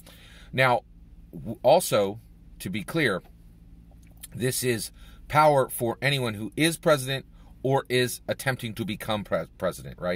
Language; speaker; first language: English; native; English